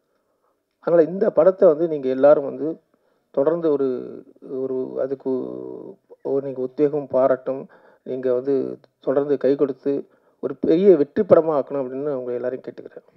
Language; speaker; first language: Tamil; native; Tamil